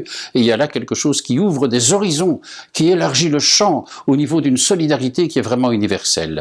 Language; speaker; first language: French; native; French